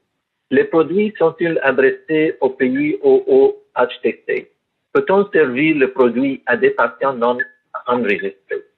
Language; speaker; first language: French; non-native, learner; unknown